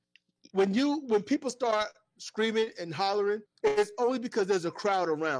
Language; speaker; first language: English; native; English